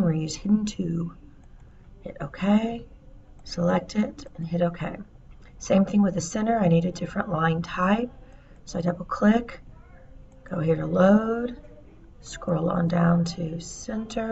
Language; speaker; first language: English; native; English